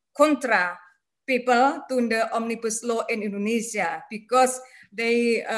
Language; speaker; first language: English; non-native, learner; Indonesian